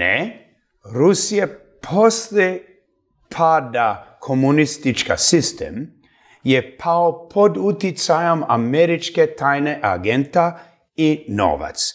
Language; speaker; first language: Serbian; early bilingual, heritage; Serbian